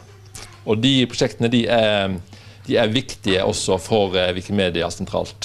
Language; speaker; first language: Norwegian; native; Norwegian